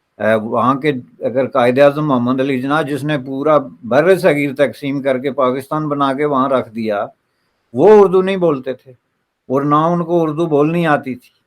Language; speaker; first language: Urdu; non-native, local second language; Pahari-Potwari